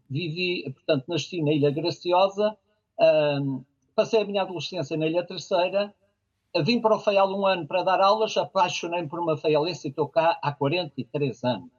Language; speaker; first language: Portuguese; native; Portuguese